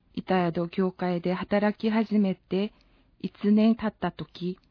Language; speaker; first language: Japanese; non-native, fluent; Korean